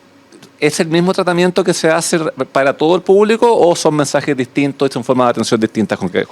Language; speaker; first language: Spanish; native; Spanish